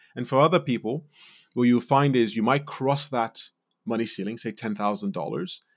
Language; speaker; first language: English; non-native, local second language; Yoruba